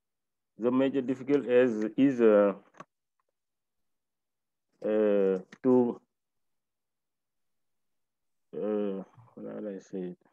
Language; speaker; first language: English; non-native, learner; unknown